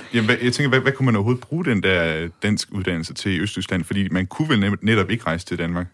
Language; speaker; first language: Danish; native; Danish